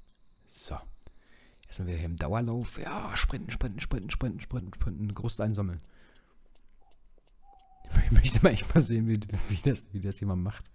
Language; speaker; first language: German; native; German